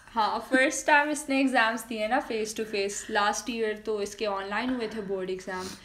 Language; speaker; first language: Urdu; native; Urdu